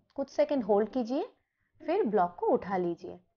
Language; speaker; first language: Hindi; non-native, local second language; Bangla